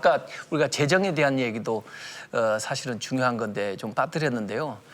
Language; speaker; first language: Korean; native; Korean